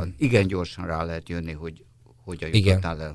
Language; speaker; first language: Hungarian; native; Hungarian